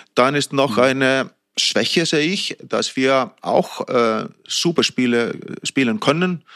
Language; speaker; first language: German; non-native, fluent; Icelandic